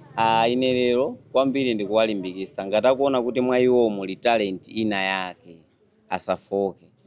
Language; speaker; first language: Nyanja; native; Nyanja